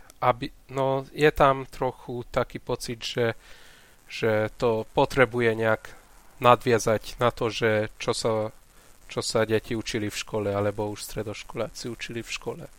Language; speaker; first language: Slovak; non-native, local second language; Hungarian